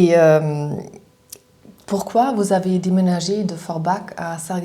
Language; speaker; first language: French; non-native, fluent; German